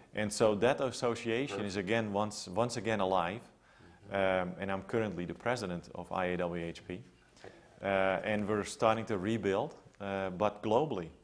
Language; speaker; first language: English; non-native, fluent; Dutch